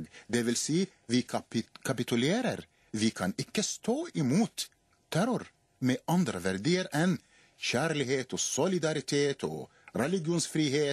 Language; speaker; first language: Norwegian; non-native, fluent; Arabic